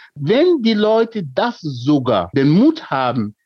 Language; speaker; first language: German; non-native, fluent; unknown